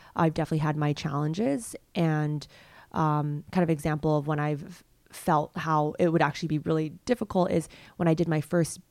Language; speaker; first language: English; non-native, local second language; Cantonese